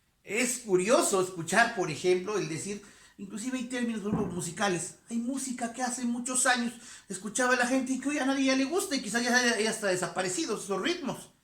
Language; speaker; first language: Spanish; native; Spanish